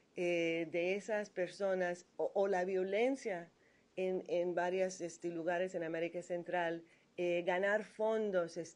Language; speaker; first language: Spanish; non-native, fluent; English